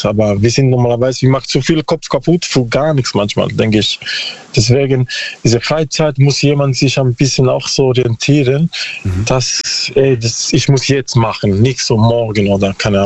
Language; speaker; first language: German; non-native, learner; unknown